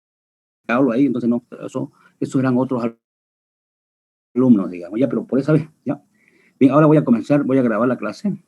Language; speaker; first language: Spanish; native; Spanish